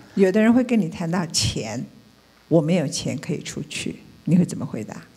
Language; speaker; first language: Chinese; native; Chinese